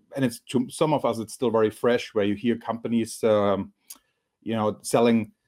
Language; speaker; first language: English; non-native, fluent; German